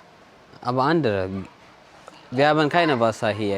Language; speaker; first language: German; non-native, learner; Amharic